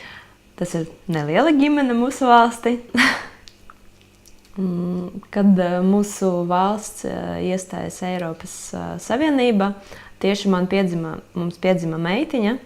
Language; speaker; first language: Latvian; non-native, local second language; Russian